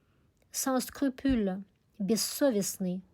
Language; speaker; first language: French; non-native, fluent; Russian